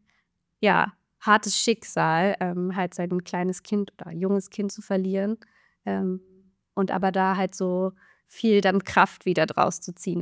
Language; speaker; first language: German; native; German